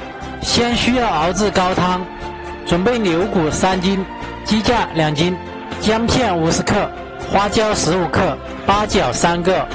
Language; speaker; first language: Chinese; native; Chinese